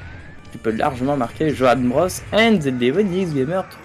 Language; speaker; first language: French; native; French